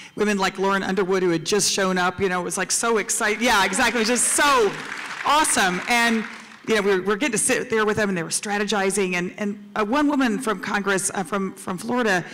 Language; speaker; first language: English; native; English